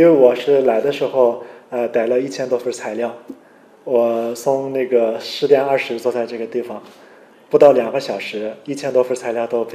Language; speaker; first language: Chinese; native; Chinese